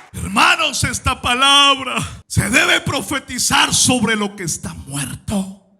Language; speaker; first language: Spanish; native; Spanish